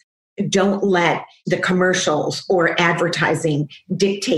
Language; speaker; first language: English; native; English